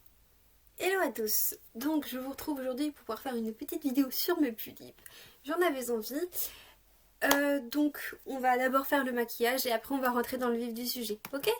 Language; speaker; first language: French; native; French